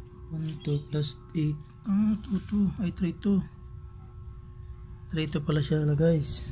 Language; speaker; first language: Filipino; non-native, local second language; Bikol